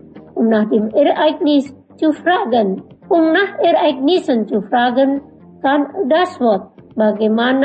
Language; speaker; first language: German; non-native, fluent; Indonesian